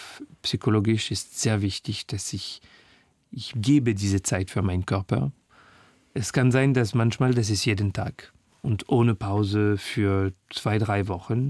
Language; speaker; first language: German; non-native, fluent; French